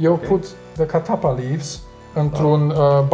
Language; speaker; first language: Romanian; non-native, learner; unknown